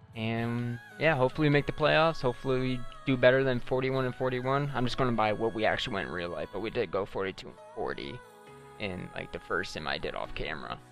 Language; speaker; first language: English; native; English